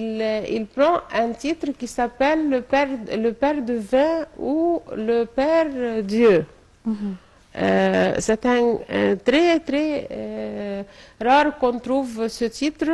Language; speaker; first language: French; non-native, fluent; Arabic